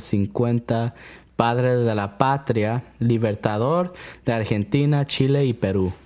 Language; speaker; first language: Spanish; non-native, learner; English